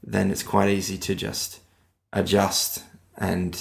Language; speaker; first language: English; native; English